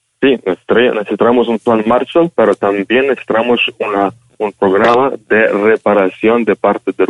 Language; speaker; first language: Spanish; non-native, fluent; Ukrainian